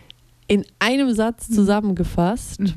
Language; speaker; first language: German; native; German